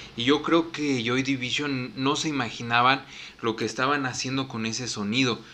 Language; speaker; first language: Spanish; native; Spanish